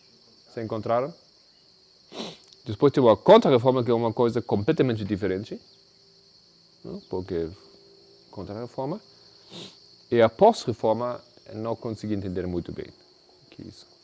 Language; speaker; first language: Portuguese; non-native, fluent; Spanish